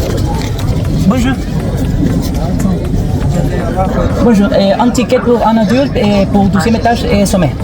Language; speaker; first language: French; non-native, learner; Spanish